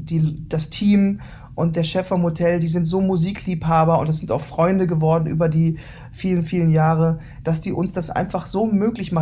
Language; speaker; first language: German; native; German